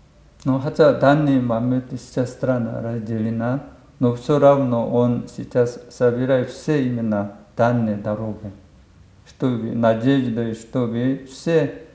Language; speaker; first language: Russian; non-native, learner; Korean